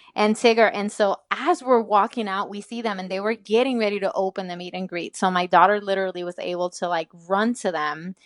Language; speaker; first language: English; non-native, fluent; Spanish